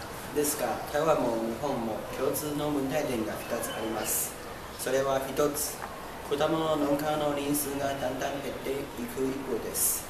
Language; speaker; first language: Japanese; non-native, learner; Chinese